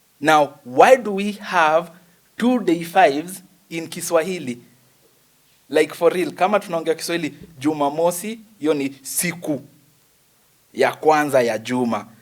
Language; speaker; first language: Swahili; native; Swahili